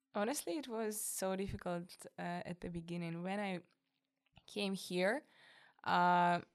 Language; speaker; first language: English; non-native, fluent; Russian